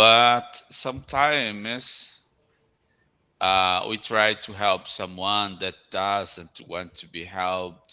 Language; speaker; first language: English; non-native, fluent; Portuguese